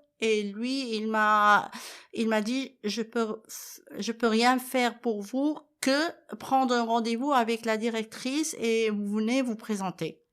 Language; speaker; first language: French; non-native, fluent; Arabic